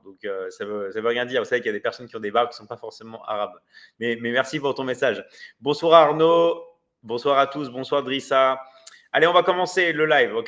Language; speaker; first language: French; native; French